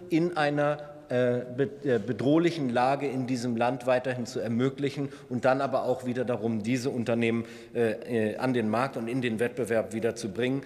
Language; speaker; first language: German; native; German